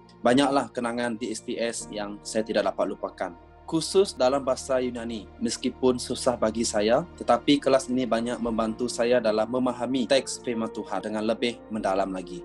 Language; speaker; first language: Malay; non-native, local second language; Iban